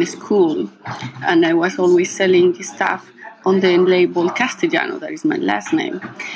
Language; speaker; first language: English; non-native, fluent; Spanish